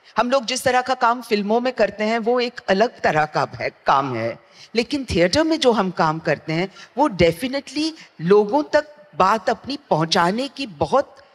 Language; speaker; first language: Hindi; non-native, local second language; Gujarati